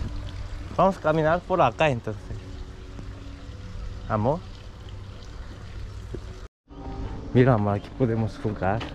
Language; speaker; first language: Spanish; non-native, learner; Korean